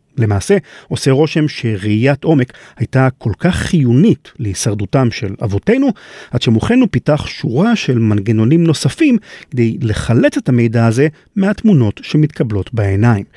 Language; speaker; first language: Hebrew; native; Hebrew